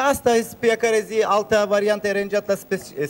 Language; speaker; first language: Romanian; non-native, learner; Turkish